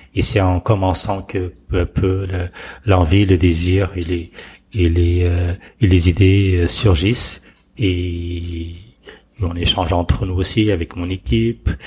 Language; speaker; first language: French; non-native, fluent; Portuguese